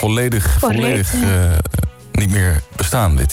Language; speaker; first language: Dutch; non-native, local second language; Papiamento